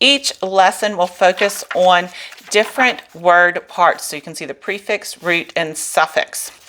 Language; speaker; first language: English; native; English